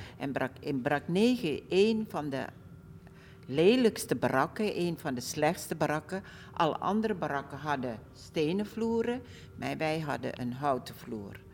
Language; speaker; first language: Dutch; early bilingual, other home language; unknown